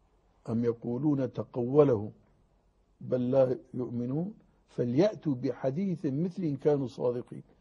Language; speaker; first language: Arabic; native; Arabic